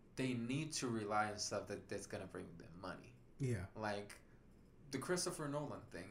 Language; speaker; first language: English; non-native, fluent; Spanish